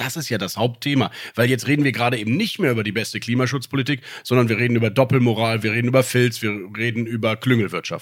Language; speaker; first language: German; native; German